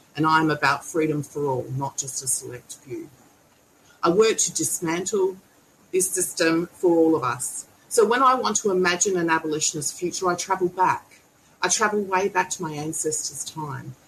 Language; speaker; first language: English; native; English